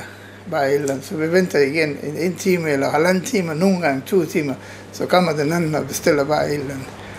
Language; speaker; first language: Danish; non-native, learner; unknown